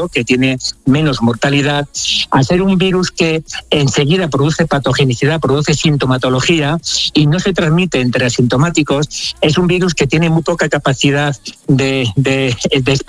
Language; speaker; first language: Spanish; native; Spanish